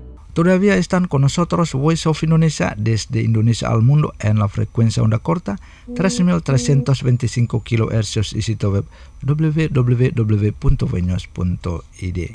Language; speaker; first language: Spanish; non-native, fluent; Indonesian